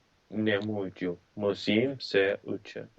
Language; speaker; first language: Czech; non-native, learner; English